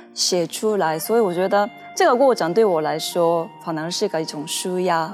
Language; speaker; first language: Chinese; non-native, fluent; Japanese